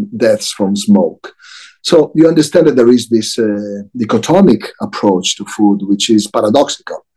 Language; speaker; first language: English; non-native, fluent; Italian